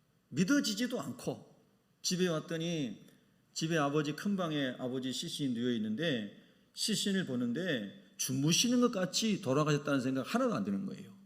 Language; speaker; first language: Korean; native; Korean